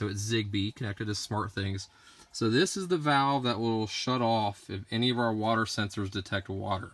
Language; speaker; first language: English; native; English